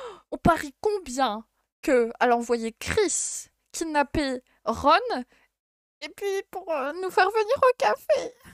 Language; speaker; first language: French; native; French